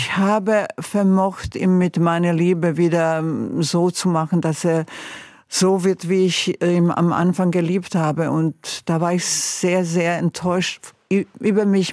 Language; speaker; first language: German; non-native, fluent; Croatian